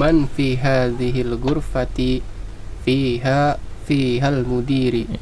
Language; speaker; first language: Arabic; non-native, learner; Indonesian